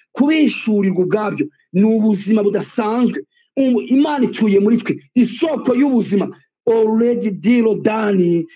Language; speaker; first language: Kinyarwanda; native; Kinyarwanda